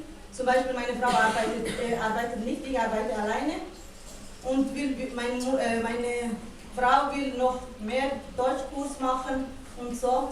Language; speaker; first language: German; non-native, learner; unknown